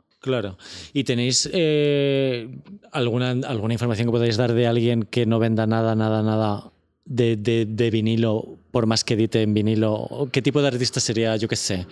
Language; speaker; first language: Spanish; native; Spanish